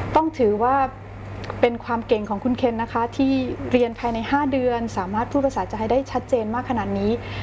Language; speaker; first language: Thai; native; Thai